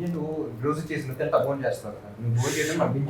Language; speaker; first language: Telugu; native; Telugu